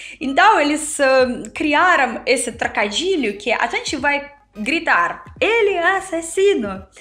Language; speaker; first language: Portuguese; non-native, learner; Russian